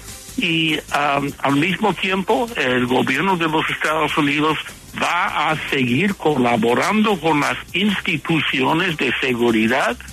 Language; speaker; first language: Spanish; non-native, fluent; English